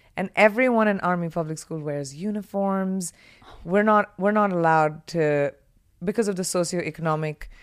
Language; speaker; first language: English; non-native, local second language; Hindi